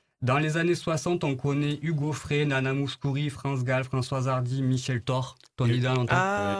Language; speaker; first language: French; native; French